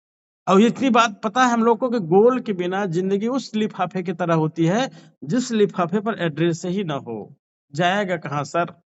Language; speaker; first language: Hindi; native; Hindi